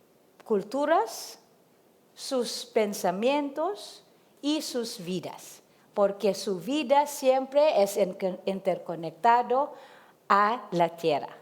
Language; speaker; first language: Spanish; non-native, learner; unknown